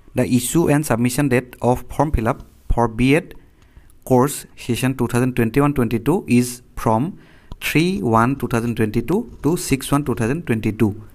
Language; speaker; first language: English; non-native, local second language; Assamese